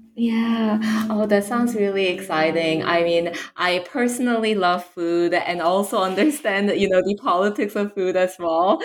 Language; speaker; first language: English; native; English